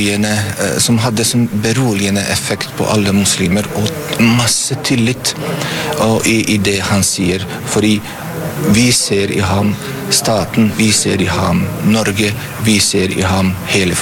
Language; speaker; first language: Norwegian; non-native, fluent; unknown